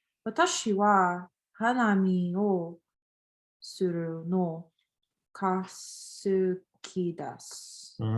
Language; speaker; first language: Japanese; non-native, learner; English